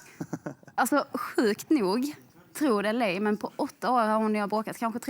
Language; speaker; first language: Swedish; native; Swedish